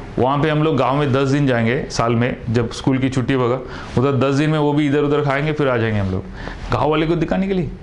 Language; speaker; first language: Hindi; non-native, local second language; Tamil